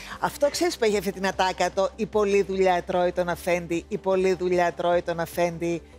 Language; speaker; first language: Greek; native; Greek